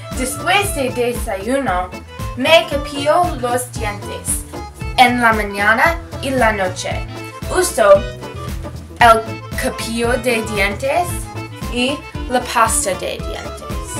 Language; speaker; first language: Spanish; non-native, learner; English